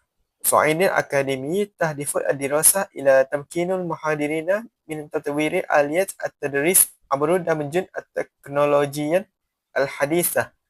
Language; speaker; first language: Arabic; non-native, learner; Malay